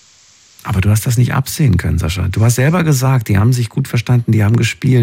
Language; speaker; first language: German; native; German